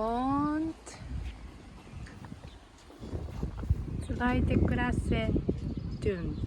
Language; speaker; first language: German; non-native, learner; Japanese